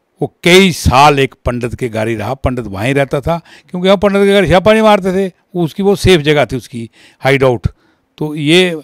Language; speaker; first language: Hindi; non-native, local second language; Kashmiri